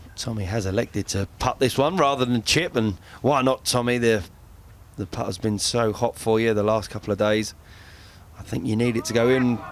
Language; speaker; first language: English; native; English